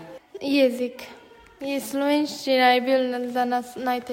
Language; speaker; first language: Slovenian; non-native, learner; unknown